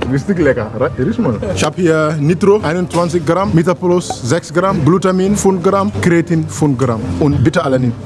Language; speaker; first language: German; non-native, learner; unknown